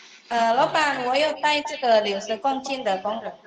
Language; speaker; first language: Chinese; non-native, learner; Indonesian